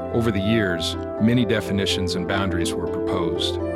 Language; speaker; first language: English; native; English